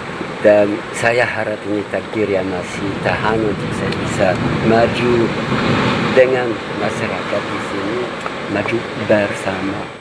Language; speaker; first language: Indonesian; non-native, fluent; French